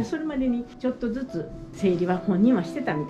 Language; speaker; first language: Japanese; native; Japanese